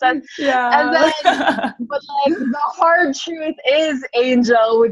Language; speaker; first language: English; non-native, local second language; Filipino